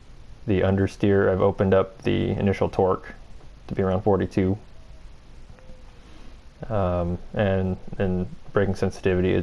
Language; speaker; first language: English; native; English